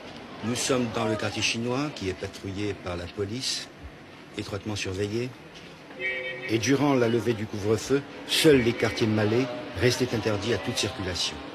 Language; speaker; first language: French; native; French